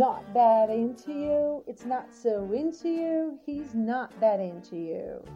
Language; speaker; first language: English; non-native, fluent; Portuguese